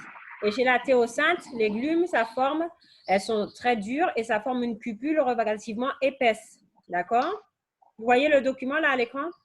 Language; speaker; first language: French; native; French